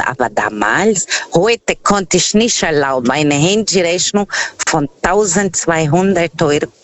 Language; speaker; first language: German; non-native, fluent; Portuguese